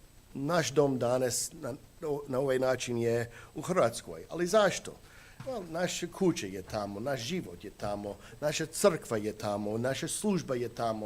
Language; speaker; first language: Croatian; non-native, fluent; English